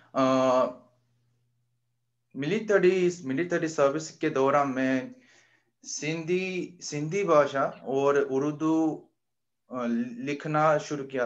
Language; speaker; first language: Hindi; non-native, learner; Korean